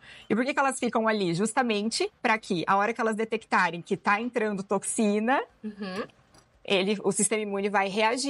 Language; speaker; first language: Portuguese; native; Portuguese